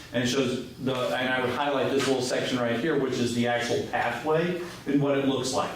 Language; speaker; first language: English; native; English